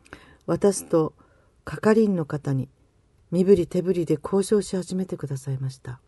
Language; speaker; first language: Japanese; native; Japanese